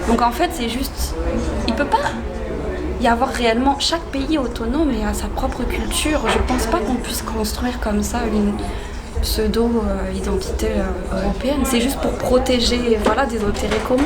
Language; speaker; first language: French; early bilingual, other home language; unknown